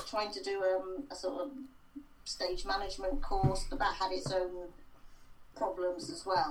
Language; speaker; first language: English; native; English